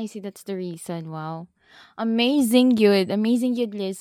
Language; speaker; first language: English; non-native, local second language; Cebuano